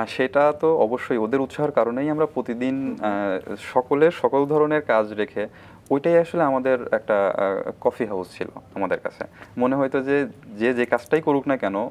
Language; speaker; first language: Bangla; native; Bangla